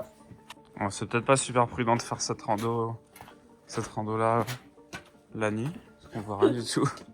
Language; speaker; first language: French; native; French